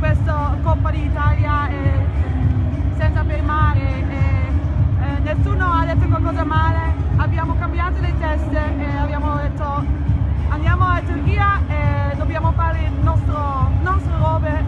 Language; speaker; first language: Italian; non-native, fluent; Dutch